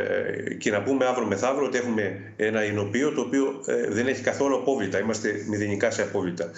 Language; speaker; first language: Greek; native; Greek